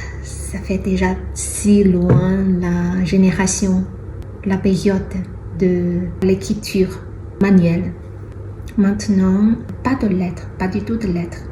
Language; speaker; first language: French; non-native, fluent; Chinese